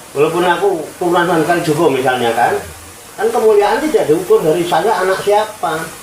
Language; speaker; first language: Indonesian; non-native, local second language; Javanese